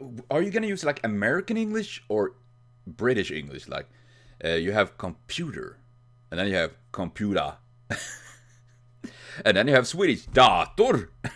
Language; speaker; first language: English; non-native, fluent; Swedish